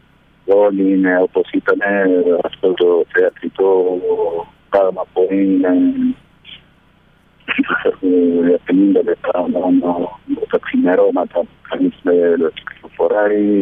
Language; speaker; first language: Greek; early bilingual, heritage; Greek